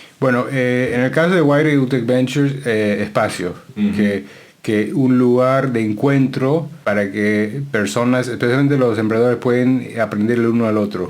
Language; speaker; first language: Spanish; non-native, fluent; English